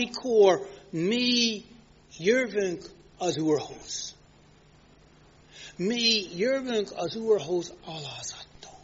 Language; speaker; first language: Hungarian; non-native, fluent; English